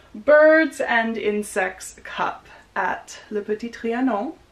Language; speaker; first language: English; native; English